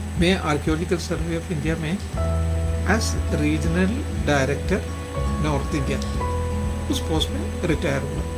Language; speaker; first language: Hindi; non-native, local second language; Malayalam